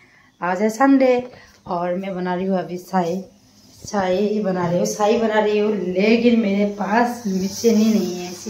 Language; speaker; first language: Hindi; non-native, local second language; Assamese